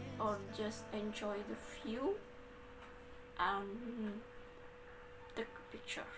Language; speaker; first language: English; non-native, learner; Balinese